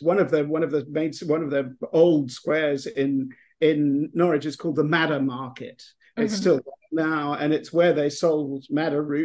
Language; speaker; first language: English; native; English